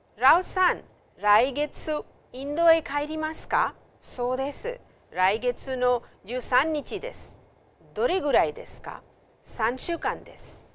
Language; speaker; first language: Japanese; non-native, fluent; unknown